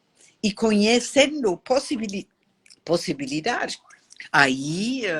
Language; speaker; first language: Portuguese; non-native, learner; German